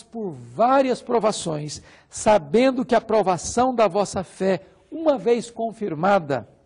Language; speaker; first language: Portuguese; native; Portuguese